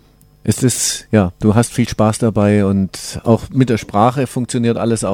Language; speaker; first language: German; native; German